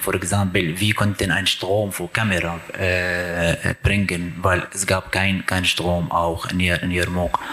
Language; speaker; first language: German; non-native, learner; Arabic